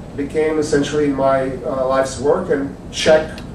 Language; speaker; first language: English; early bilingual, other home language; Czech